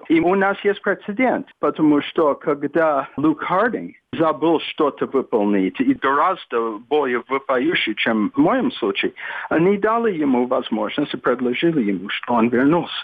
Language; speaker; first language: Russian; non-native, fluent; English